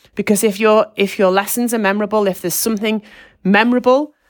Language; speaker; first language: English; native; English